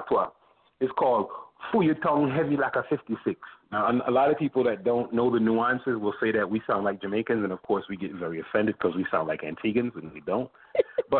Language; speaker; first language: English; early bilingual, other home language; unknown